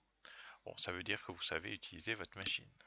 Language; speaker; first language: French; native; French